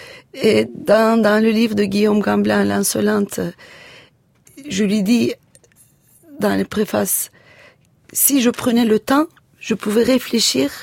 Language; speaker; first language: French; non-native, fluent; Turkish